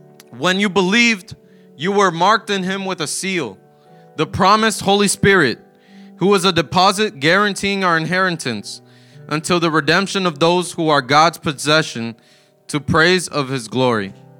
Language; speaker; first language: English; early bilingual, other home language; Spanish